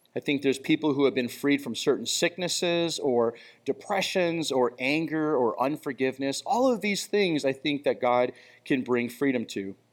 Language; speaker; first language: English; native; English